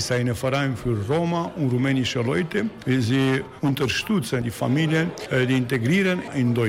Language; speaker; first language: German; non-native, learner; Romanian